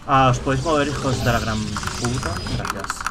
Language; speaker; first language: Spanish; native; Spanish